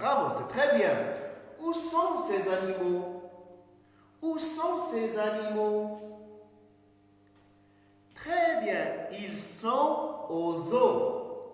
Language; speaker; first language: French; non-native, local second language; Arabic